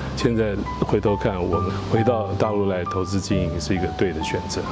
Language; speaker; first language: Chinese; native; Chinese